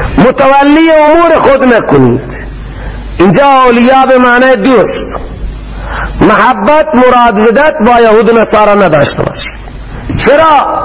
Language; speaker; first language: Persian; native; Persian